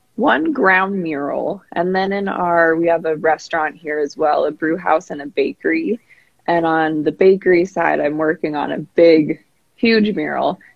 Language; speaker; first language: English; native; English